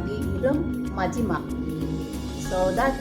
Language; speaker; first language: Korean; non-native, learner; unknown